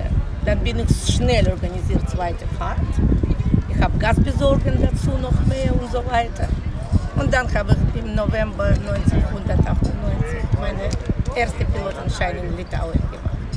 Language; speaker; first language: German; non-native, learner; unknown